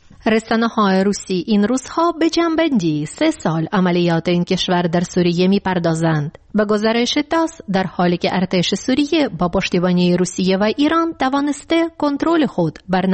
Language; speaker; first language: Persian; native; Persian